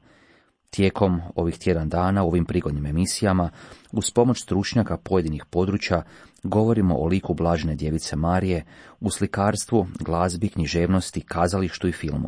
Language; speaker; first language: Croatian; native; Croatian